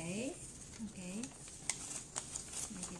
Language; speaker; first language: English; non-native, local second language; Filipino